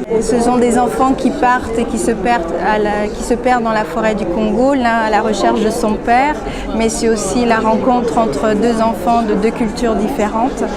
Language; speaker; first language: French; native; French